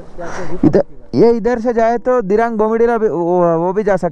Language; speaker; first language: Hindi; non-native, local second language; Telugu